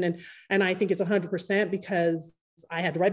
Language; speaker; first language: English; native; English